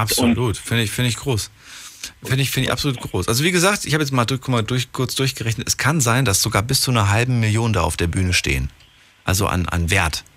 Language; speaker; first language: German; native; German